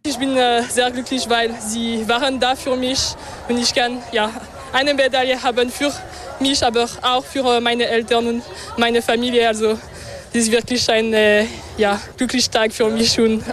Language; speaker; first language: German; non-native, local second language; French